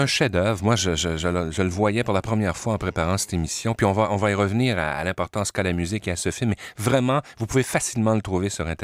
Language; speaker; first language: French; native; French